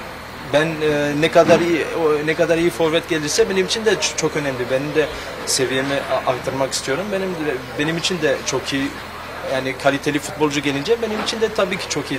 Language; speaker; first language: Turkish; early bilingual, heritage; Turkish